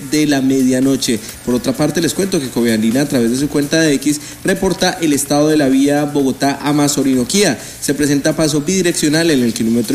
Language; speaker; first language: Spanish; native; Spanish